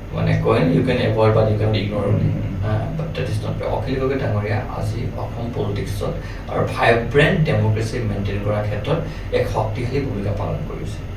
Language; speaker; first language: Assamese; non-native, local second language; Nepali